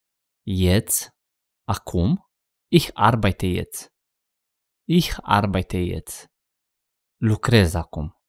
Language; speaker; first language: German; non-native, fluent; Romanian